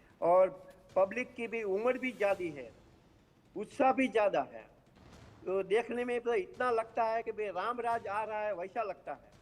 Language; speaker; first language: Hindi; non-native, local second language; Gujarati